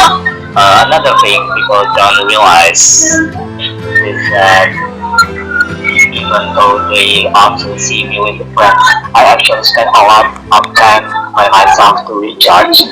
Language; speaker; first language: English; non-native, learner; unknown